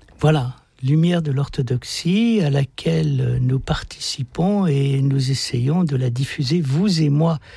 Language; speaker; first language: French; native; French